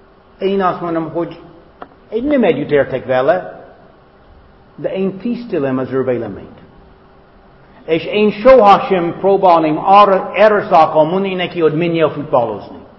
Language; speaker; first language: Hungarian; non-native, fluent; English